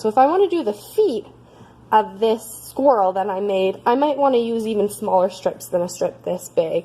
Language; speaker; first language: English; native; English